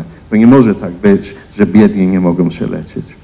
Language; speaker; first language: Polish; non-native, fluent; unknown